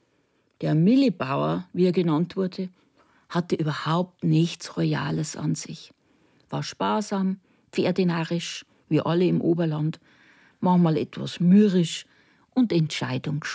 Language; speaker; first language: German; native; German